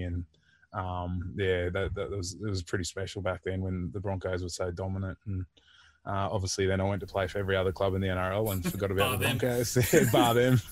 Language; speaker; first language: English; native; English